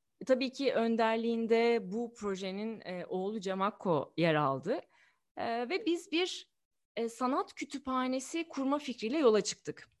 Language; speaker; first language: Turkish; native; Turkish